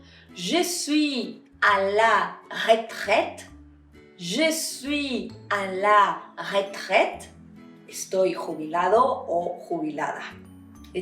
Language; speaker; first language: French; non-native, fluent; Spanish